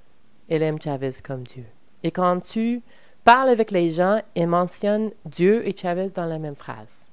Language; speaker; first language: French; non-native, learner; English